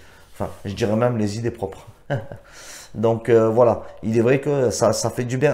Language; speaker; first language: French; native; French